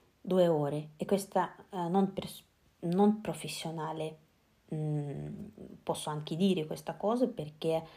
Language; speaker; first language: Italian; non-native, learner; Russian